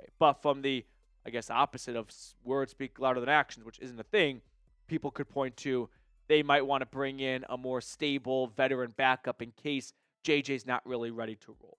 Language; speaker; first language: English; native; English